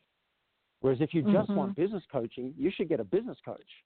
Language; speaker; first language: English; native; English